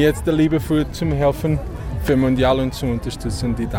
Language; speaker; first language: German; non-native, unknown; Portuguese